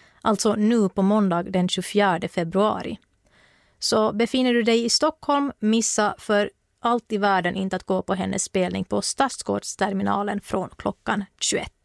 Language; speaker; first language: Swedish; native; Swedish